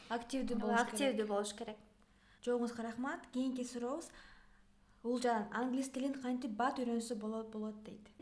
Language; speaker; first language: Kyrgyz; native; Kyrgyz